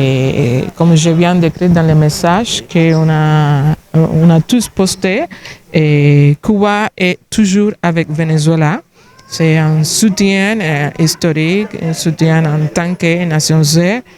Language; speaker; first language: French; non-native, fluent; Spanish